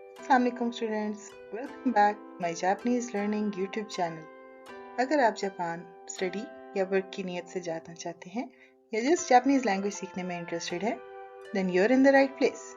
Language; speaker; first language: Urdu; native; Urdu